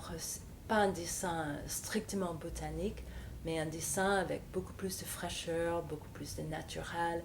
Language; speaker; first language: French; non-native, fluent; English